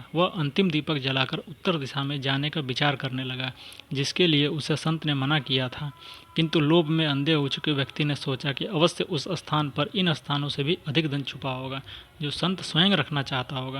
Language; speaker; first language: Hindi; native; Hindi